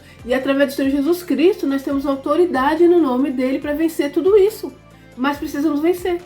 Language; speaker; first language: Portuguese; native; Portuguese